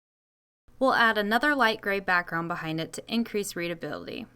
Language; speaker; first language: English; native; English